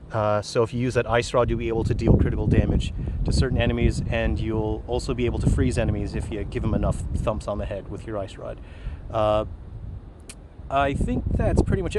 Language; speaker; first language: English; native; English